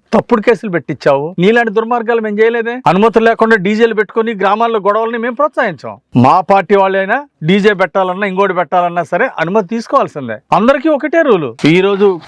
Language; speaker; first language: Telugu; native; Telugu